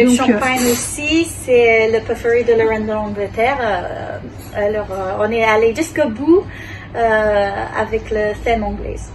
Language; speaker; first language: French; non-native, learner; English